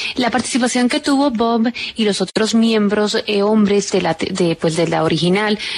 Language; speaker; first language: Spanish; native; Spanish